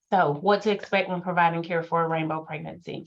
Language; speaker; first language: English; native; English